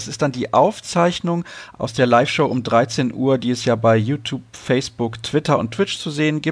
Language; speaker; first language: German; native; German